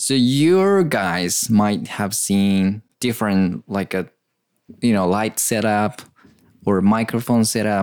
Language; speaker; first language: English; non-native, learner; Japanese